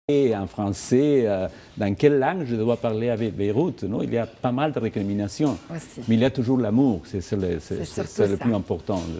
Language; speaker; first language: French; non-native, fluent; Spanish